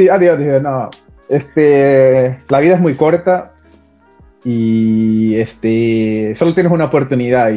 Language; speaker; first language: Spanish; early bilingual, heritage; Spanish